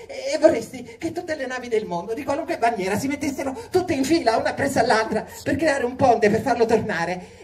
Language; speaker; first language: Italian; native; Italian